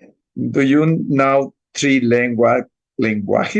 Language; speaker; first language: English; non-native, learner; Spanish